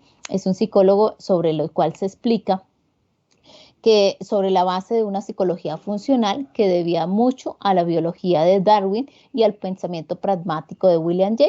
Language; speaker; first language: Spanish; native; Spanish